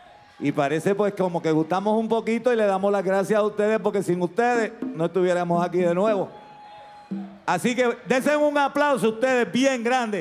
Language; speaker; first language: Spanish; native; Spanish